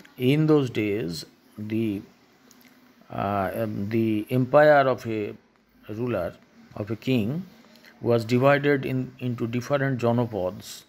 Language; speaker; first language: English; non-native, local second language; Bangla